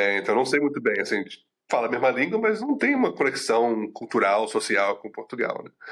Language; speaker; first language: Portuguese; native; Portuguese